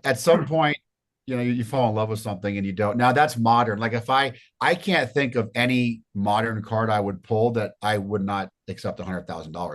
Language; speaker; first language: English; native; English